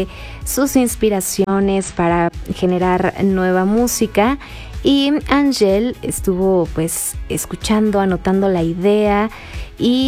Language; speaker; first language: Spanish; native; Spanish